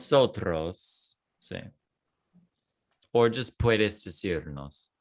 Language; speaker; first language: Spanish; non-native, fluent; English